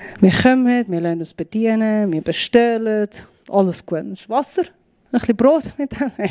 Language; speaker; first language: German; non-native, fluent; Persian